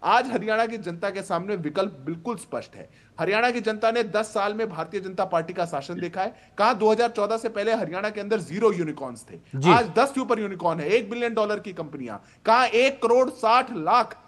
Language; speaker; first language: Hindi; native; Hindi